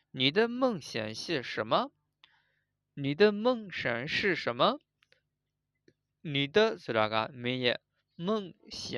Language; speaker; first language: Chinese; non-native, fluent; Burmese